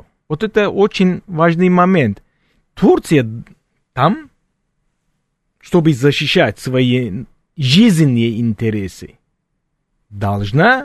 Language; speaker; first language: Russian; non-native, fluent; Turkish